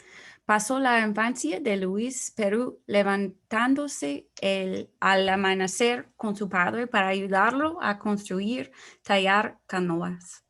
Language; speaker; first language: Spanish; non-native, fluent; English